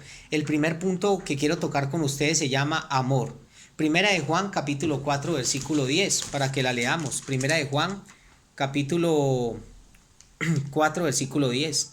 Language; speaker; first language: Spanish; native; Spanish